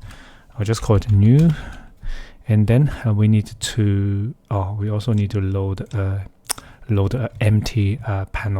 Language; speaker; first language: English; non-native, fluent; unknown